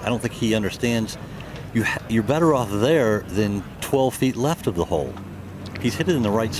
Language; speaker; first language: English; native; English